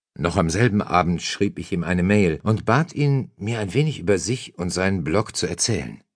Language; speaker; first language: German; native; German